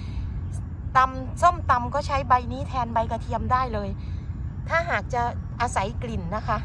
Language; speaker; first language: Thai; native; Thai